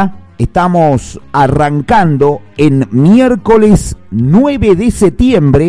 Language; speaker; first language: Spanish; native; Spanish